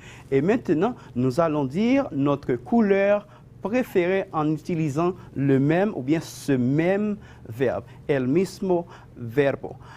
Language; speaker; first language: French; non-native, fluent; Spanish